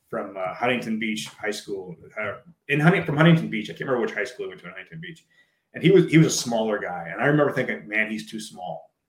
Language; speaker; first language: English; native; English